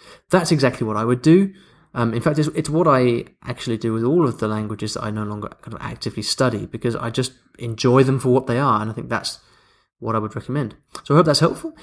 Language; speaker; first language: English; native; English